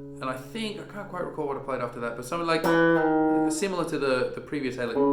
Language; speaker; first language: English; native; English